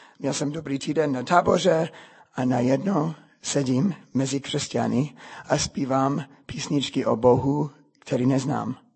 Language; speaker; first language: Czech; non-native, fluent; English